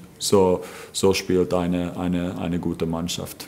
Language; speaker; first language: German; non-native, fluent; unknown